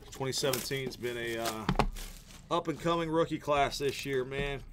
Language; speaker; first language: English; native; English